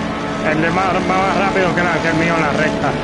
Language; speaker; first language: Spanish; early bilingual, heritage; Spanish